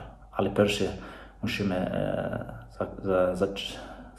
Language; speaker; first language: Polish; non-native, learner; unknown